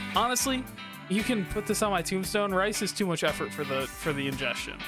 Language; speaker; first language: English; native; English